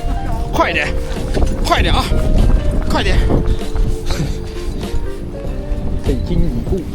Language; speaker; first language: Chinese; non-native, learner; Vietnamese